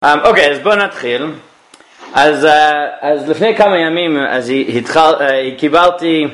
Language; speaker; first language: Hebrew; non-native, fluent; English